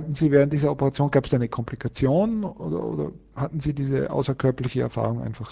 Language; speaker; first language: German; native; German